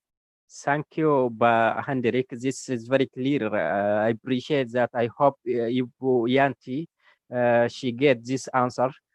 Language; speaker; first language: English; non-native, learner; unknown